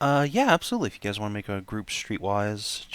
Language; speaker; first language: English; native; English